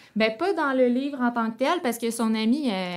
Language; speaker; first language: French; native; French